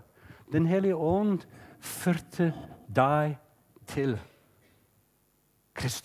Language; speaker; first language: Norwegian; non-native, fluent; English